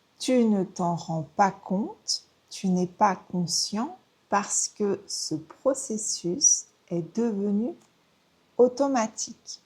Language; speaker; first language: French; native; French